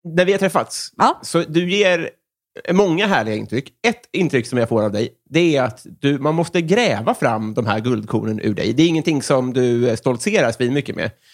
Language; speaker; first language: Swedish; native; Swedish